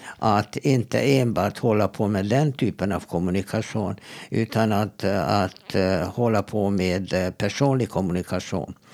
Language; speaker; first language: Swedish; non-native, fluent; Hebrew